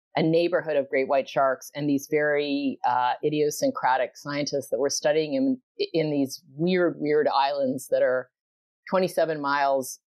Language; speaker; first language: English; native; English